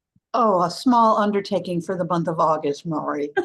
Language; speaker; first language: English; native; English